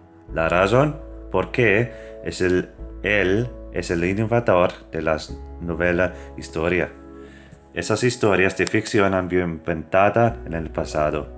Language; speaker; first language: Spanish; non-native, fluent; English